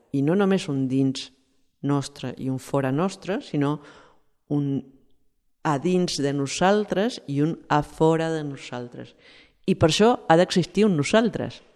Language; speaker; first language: Catalan; non-native, fluent; Spanish